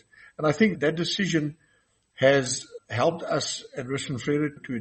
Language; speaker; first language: English; non-native, local second language; Afrikaans